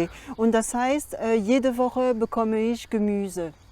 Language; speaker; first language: German; non-native, fluent; French